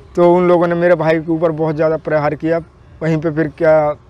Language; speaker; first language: Hindi; native; Hindi